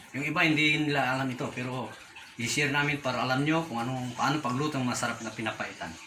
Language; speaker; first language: Filipino; native; Filipino